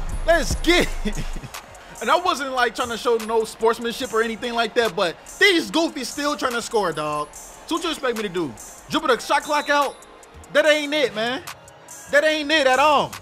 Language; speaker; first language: English; native; English